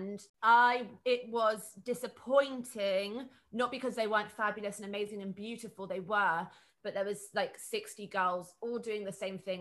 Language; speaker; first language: English; native; English